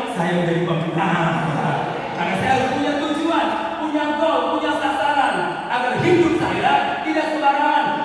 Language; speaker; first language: Indonesian; native; Indonesian